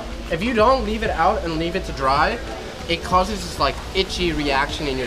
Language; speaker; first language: English; native; English